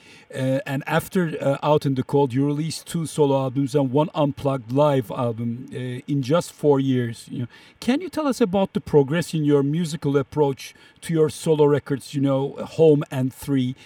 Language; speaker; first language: English; non-native, fluent; Turkish